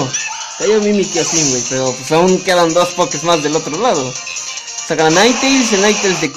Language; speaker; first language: Spanish; native; Spanish